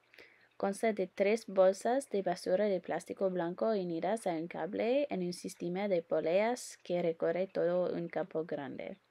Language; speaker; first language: Spanish; non-native, learner; English